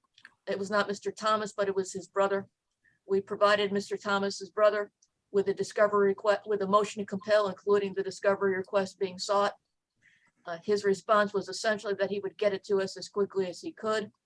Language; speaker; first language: English; native; English